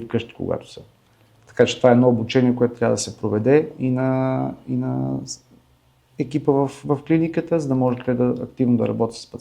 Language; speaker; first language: Bulgarian; native; Bulgarian